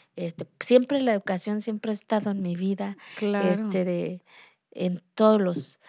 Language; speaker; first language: Spanish; non-native, local second language; Zapotec